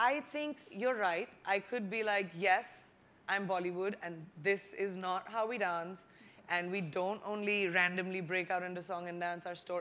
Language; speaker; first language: English; non-native, local second language; Hindi